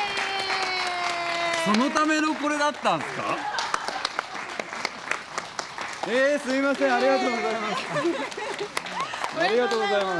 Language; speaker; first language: Japanese; native; Japanese